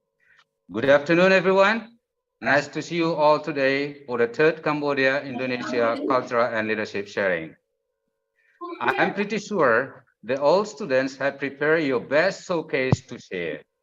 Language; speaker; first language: English; non-native, fluent; Indonesian